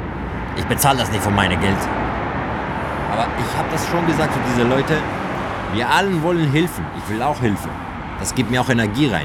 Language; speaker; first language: German; non-native, learner; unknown